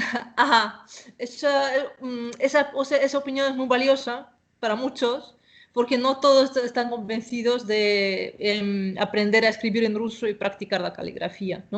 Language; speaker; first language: Spanish; non-native, fluent; Russian